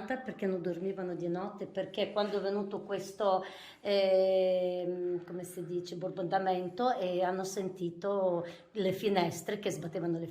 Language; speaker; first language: Italian; non-native, fluent; Ukrainian